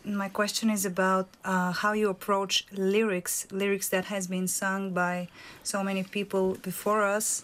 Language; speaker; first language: English; non-native, fluent; Bulgarian